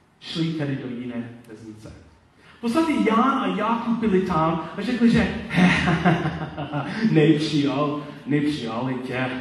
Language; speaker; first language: Czech; non-native, learner; Polish